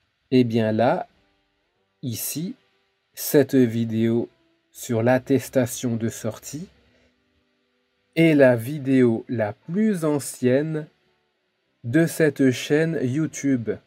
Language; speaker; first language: French; native; French